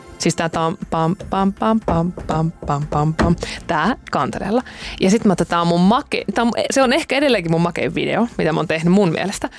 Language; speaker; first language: Finnish; native; Finnish